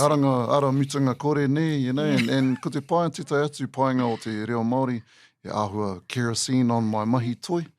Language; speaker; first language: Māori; non-native, local second language; English